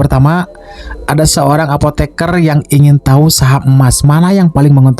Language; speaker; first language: Indonesian; native; Indonesian